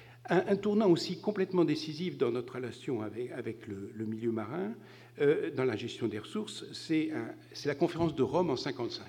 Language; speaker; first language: French; native; French